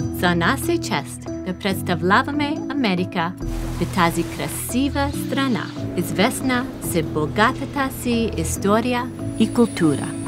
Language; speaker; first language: Bulgarian; non-native, learner; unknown